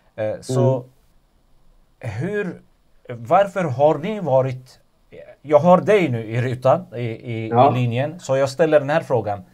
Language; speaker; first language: Swedish; non-native, fluent; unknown